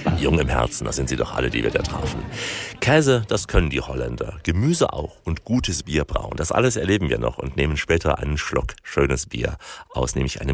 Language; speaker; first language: German; native; German